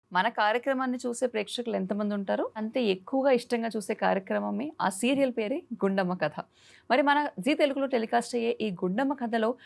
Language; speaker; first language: Telugu; native; Telugu